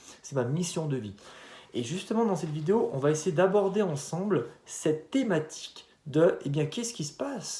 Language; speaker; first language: French; native; French